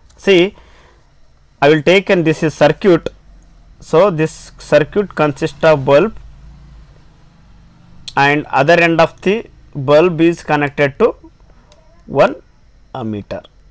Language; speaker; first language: English; non-native, local second language; Kannada